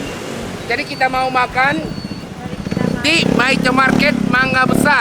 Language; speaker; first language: Indonesian; non-native, fluent; Japanese